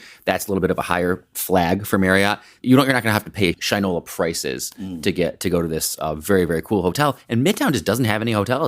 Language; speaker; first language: English; native; English